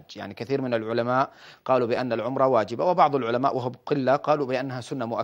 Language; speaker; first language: Arabic; native; Arabic